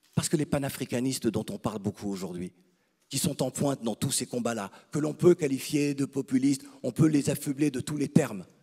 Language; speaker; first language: French; native; French